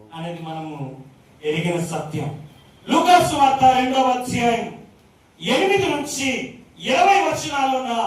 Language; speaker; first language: Telugu; native; Telugu